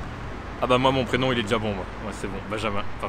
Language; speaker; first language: French; native; French